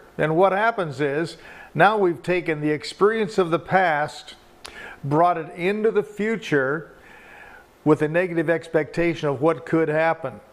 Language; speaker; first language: English; native; English